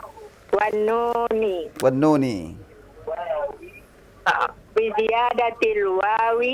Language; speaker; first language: Arabic; non-native, learner; Indonesian